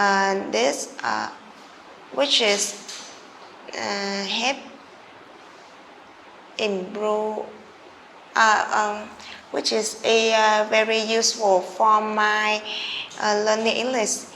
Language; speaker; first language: English; non-native, learner; Vietnamese